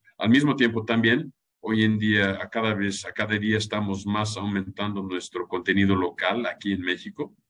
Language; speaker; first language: Spanish; non-native, fluent; German